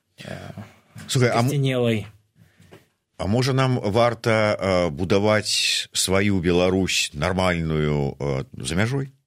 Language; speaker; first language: Belarusian; native; Belarusian